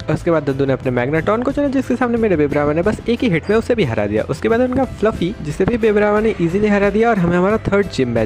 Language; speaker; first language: Hindi; native; Hindi